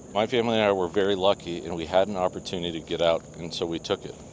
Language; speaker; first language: English; native; English